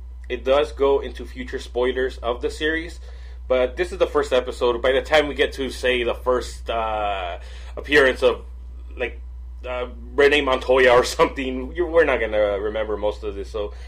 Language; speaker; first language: English; native; English